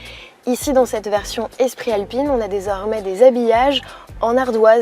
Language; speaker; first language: French; native; French